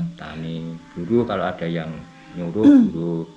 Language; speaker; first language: Indonesian; non-native, local second language; Javanese